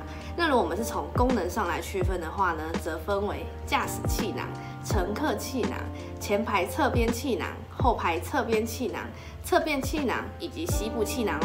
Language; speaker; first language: Chinese; native; Chinese